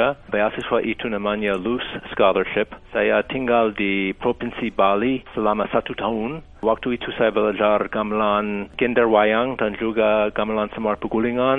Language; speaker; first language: Indonesian; non-native, fluent; English